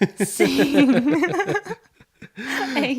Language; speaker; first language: Portuguese; non-native, learner; Korean